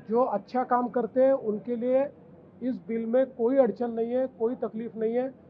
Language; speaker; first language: Hindi; non-native, local second language; Marathi